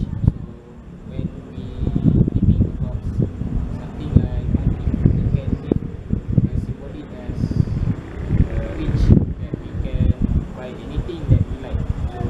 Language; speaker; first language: English; non-native, learner; Malay